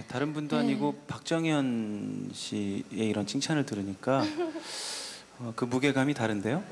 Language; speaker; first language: Korean; native; Korean